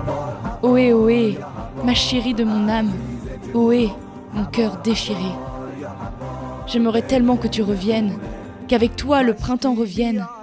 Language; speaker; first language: French; native; French